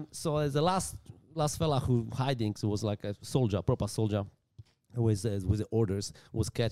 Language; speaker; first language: English; non-native, learner; Polish